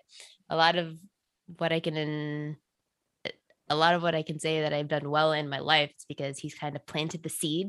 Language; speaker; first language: English; native; English